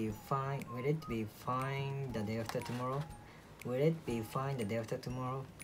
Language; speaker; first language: English; non-native, learner; Japanese